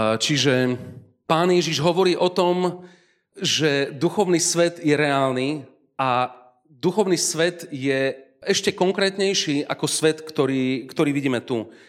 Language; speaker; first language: Slovak; native; Slovak